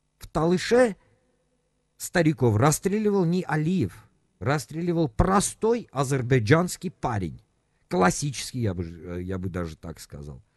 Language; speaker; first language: Russian; non-native, local second language; Armenian